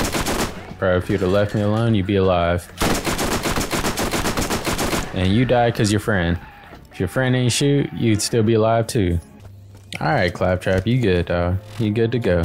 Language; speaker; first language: English; native; English